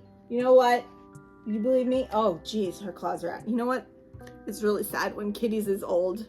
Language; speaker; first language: English; native; English